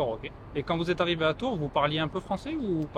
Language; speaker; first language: French; native; French